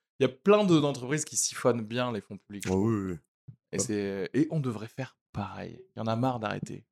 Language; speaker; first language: French; native; French